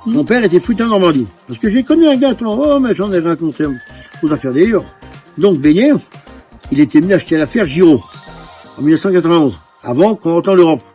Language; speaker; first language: French; native; French